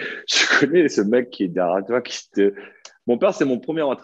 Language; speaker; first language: French; native; French